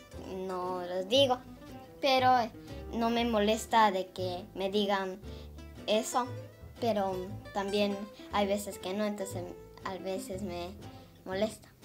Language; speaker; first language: Spanish; early bilingual, heritage; Spanish